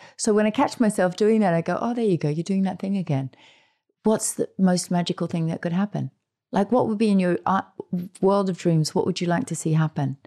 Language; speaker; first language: English; native; English